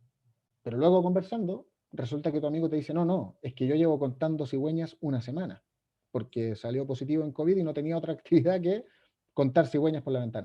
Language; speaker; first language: Spanish; native; Spanish